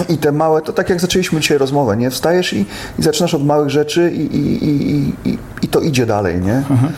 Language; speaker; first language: Polish; native; Polish